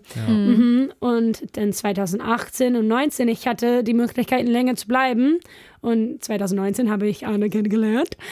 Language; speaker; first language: German; non-native, fluent; English